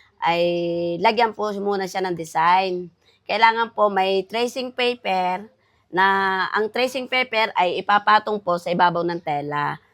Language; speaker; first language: Filipino; native; Filipino